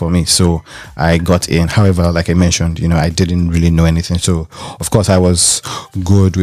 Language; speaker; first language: English; non-native, local second language; Yoruba